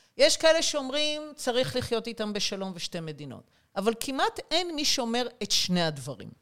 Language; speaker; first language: Hebrew; native; Hebrew